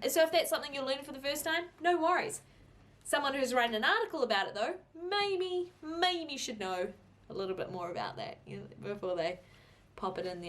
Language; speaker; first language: English; native; English